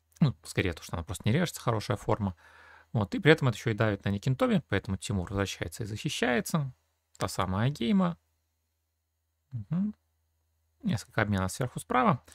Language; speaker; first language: Russian; native; Russian